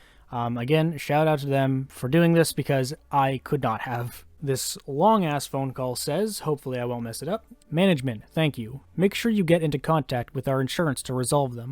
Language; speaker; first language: English; native; English